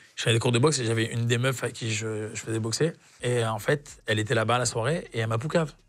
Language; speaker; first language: French; native; French